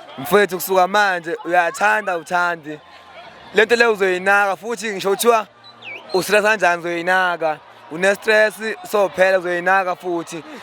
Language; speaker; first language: Zulu; native; Zulu